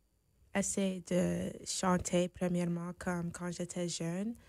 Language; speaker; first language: French; non-native, fluent; English